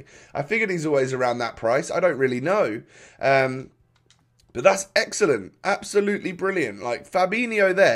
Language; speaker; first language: English; native; English